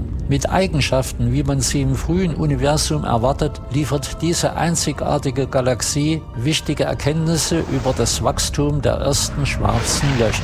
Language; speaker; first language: German; native; German